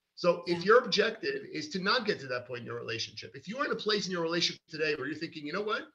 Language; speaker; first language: English; early bilingual, other home language; Hebrew